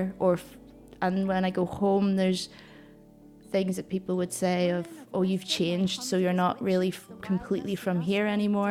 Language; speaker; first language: English; native; English